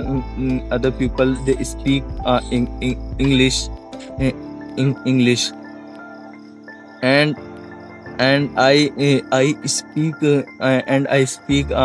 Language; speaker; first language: English; non-native, learner; Hindi